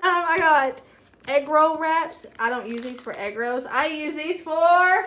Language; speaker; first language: English; native; English